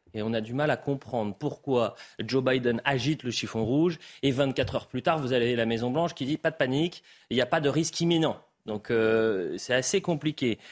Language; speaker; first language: French; native; French